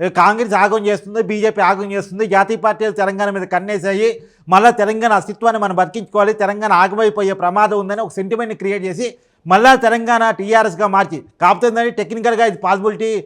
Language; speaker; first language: Telugu; native; Telugu